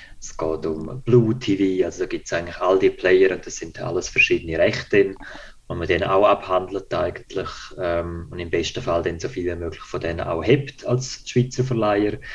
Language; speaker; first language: German; native; German